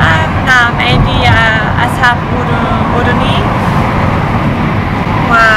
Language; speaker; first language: Arabic; non-native, learner; German